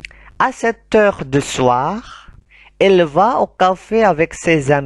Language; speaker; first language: French; non-native, fluent; Indonesian